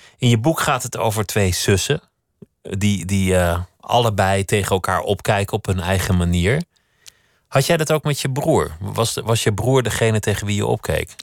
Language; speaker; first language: Dutch; native; Dutch